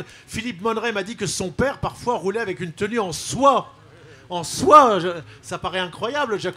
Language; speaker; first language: French; native; French